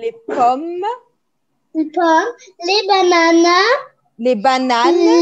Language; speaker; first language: French; non-native, learner; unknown